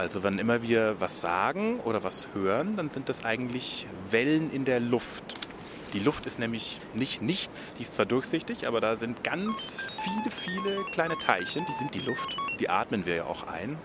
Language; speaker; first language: German; native; German